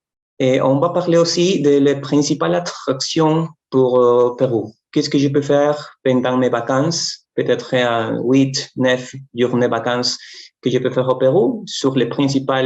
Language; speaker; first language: French; non-native, fluent; Spanish